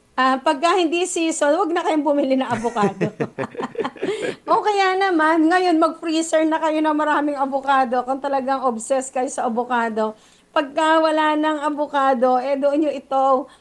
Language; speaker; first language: Filipino; native; Filipino